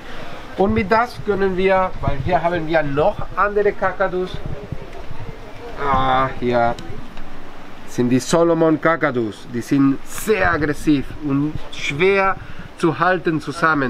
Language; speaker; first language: German; non-native, fluent; Spanish